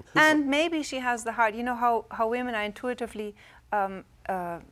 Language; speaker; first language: English; non-native, fluent; German